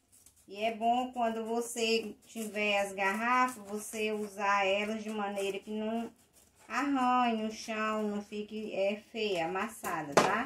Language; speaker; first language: Portuguese; native; Portuguese